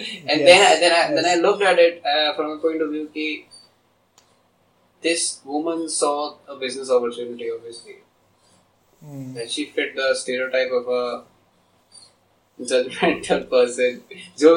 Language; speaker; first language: English; non-native, local second language; Hindi